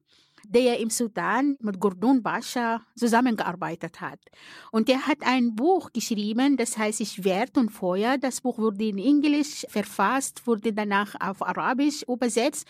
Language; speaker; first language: German; non-native, fluent; Arabic